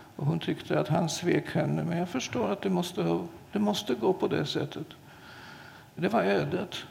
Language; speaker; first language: Swedish; non-native, fluent; Polish